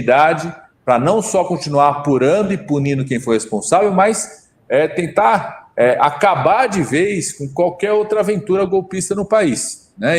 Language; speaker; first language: Portuguese; native; Portuguese